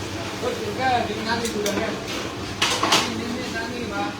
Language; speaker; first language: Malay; non-native, learner; Bangla